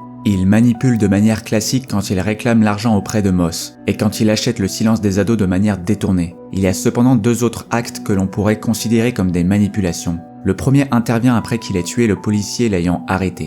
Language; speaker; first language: French; native; French